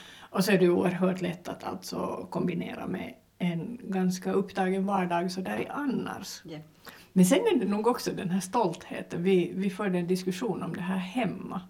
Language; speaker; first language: Swedish; native; Swedish